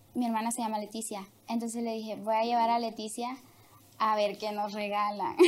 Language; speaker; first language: Spanish; native; Spanish